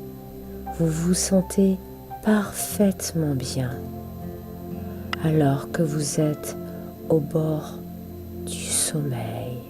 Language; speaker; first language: French; native; French